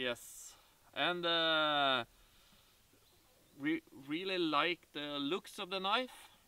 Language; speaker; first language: English; non-native, fluent; Norwegian